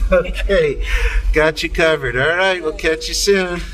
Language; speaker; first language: English; native; English